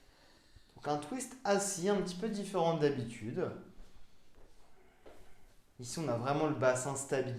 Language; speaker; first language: French; native; French